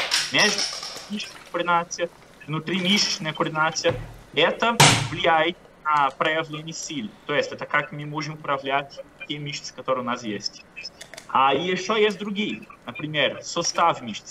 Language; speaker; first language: Russian; non-native, fluent; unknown